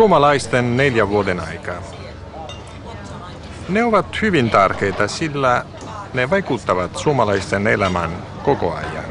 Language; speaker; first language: Finnish; non-native, fluent; Italian